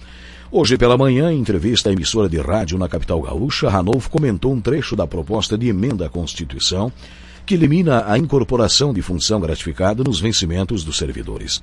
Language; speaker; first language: Portuguese; native; Portuguese